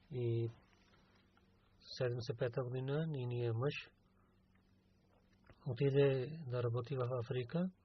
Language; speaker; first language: Bulgarian; non-native, learner; Urdu